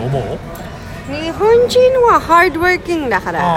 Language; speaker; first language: Japanese; non-native, learner; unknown